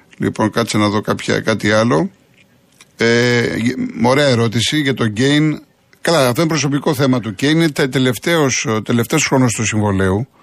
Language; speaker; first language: Greek; native; Greek